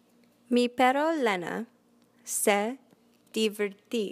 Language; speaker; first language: Spanish; non-native, learner; English